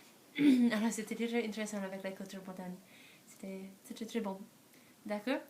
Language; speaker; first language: French; non-native, learner; English